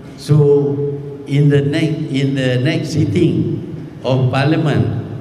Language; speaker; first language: English; non-native, local second language; Malay